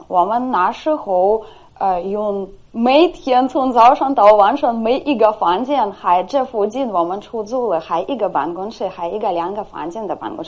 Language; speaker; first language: Chinese; non-native, fluent; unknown